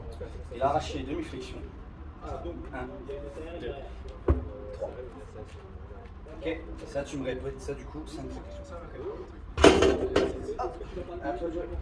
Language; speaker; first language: French; native; French